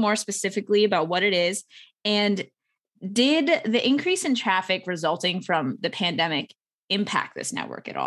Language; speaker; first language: English; native; English